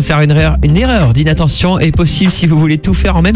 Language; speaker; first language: French; native; French